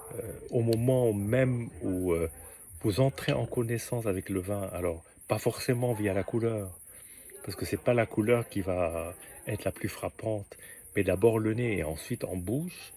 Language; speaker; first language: French; native; French